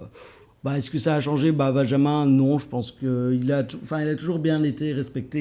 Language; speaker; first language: French; native; French